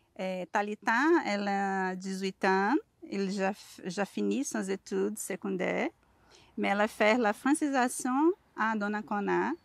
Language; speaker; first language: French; non-native, learner; Portuguese